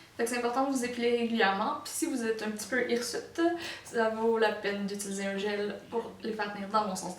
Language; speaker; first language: French; native; French